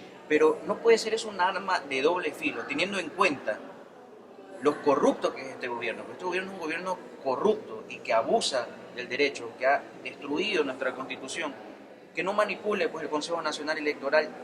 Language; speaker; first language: Spanish; native; Spanish